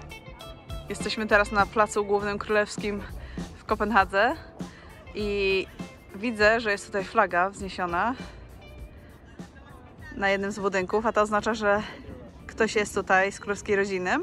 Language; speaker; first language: Polish; native; Polish